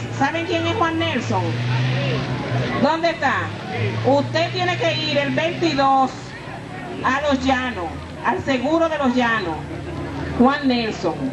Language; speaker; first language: Spanish; native; Spanish